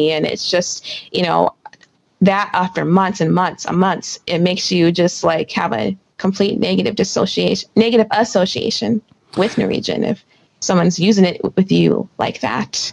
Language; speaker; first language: English; native; English